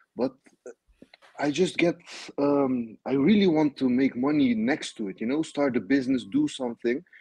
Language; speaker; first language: English; non-native, fluent; Dutch